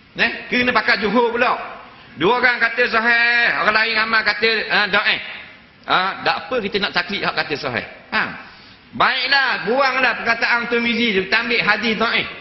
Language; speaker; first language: Malay; native; Malay